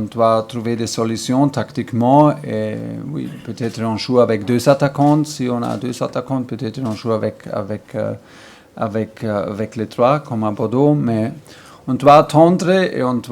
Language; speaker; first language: French; non-native, learner; German